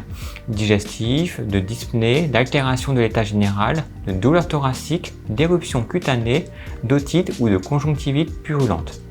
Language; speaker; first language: French; native; French